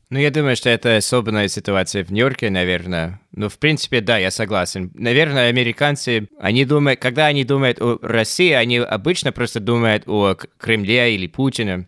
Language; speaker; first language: Russian; non-native, fluent; English